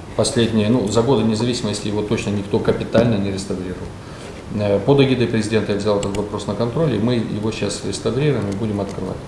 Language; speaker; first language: Russian; non-native, local second language; Romanian